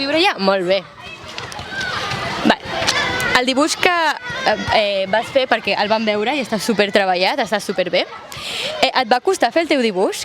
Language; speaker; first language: Catalan; native; Catalan